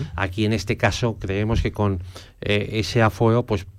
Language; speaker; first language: Spanish; native; Spanish